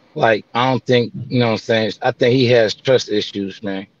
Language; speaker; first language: English; native; English